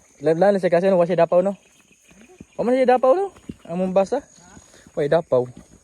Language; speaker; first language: Filipino; non-native, local second language; Cebuano